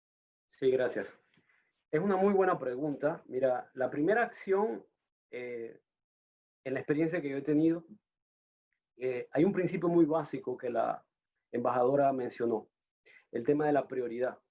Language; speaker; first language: Spanish; native; Spanish